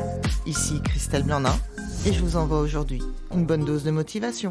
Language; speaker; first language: French; native; French